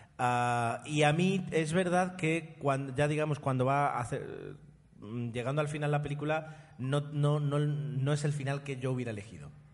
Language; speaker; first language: Spanish; non-native, fluent; Italian